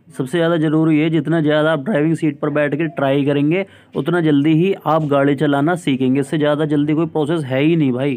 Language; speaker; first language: Hindi; native; Hindi